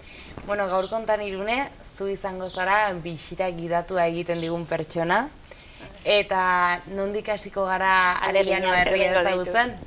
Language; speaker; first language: Basque; native; Basque